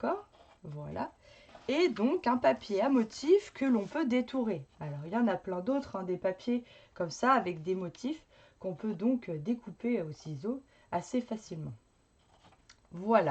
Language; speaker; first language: French; native; French